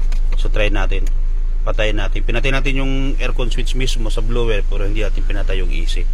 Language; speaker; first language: Filipino; native; Filipino